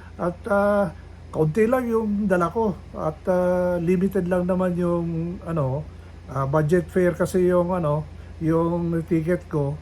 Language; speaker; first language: Filipino; non-native, local second language; Iloko